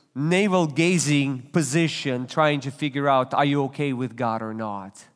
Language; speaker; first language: English; non-native, fluent; Russian